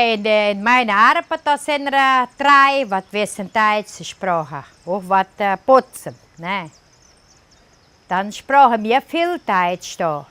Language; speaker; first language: German; early bilingual, heritage; German